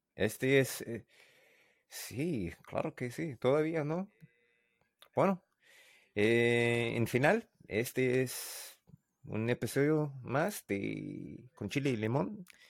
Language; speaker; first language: Spanish; non-native, learner; English